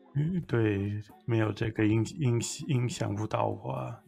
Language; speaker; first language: Chinese; non-native, learner; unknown